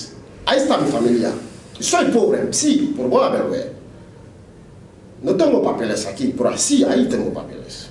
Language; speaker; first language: Spanish; non-native, learner; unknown